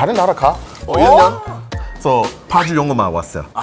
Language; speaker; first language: Korean; non-native, learner; English